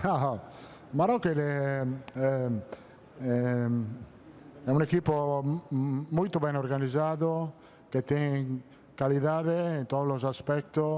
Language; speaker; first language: Portuguese; non-native, fluent; Italian